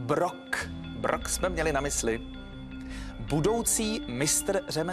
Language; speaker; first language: Czech; native; Czech